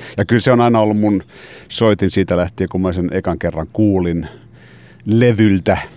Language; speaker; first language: Finnish; non-native, local second language; Swedish